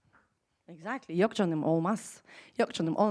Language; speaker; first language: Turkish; non-native, fluent; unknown